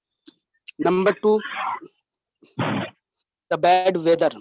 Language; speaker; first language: English; non-native, learner; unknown